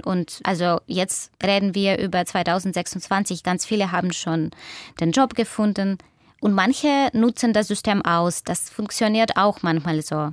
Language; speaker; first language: German; non-native, fluent; Russian